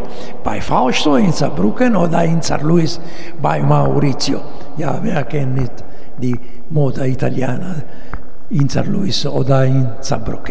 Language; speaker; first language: German; non-native, fluent; Italian